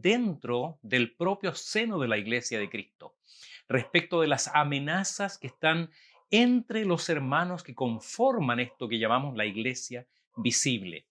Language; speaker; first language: Spanish; native; Spanish